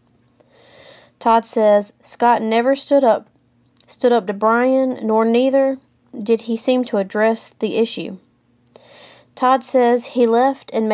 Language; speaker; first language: English; native; English